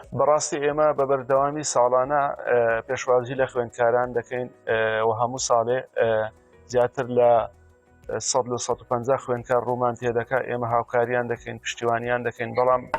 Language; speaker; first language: Central Kurdish; native; Central Kurdish